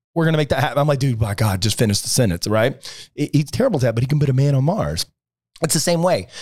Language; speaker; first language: English; native; English